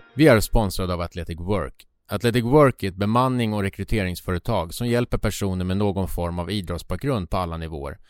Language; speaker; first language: Swedish; native; Swedish